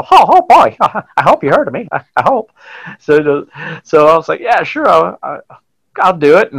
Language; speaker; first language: English; native; English